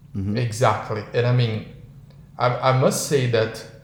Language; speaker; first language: English; non-native, fluent; Portuguese